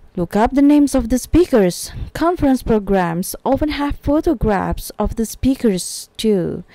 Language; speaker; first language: English; non-native, fluent; Indonesian